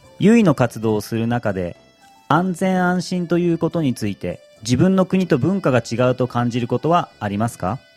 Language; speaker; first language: Japanese; native; Japanese